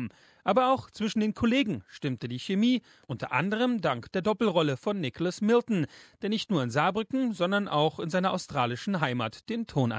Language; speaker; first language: German; native; German